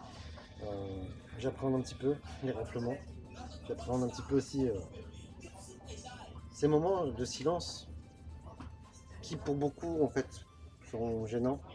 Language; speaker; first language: French; native; French